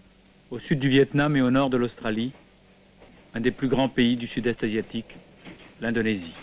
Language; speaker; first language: French; native; French